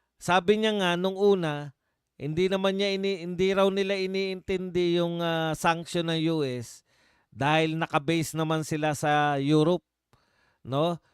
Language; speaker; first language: Filipino; native; Filipino